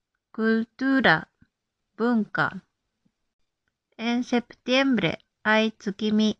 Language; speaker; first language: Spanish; non-native, fluent; Japanese